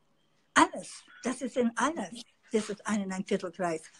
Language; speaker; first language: German; non-native, fluent; English